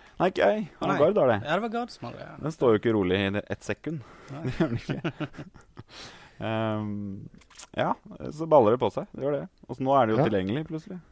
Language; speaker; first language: Norwegian; native; Norwegian